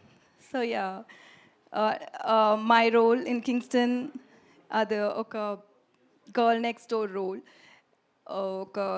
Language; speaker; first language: Telugu; non-native, local second language; Tamil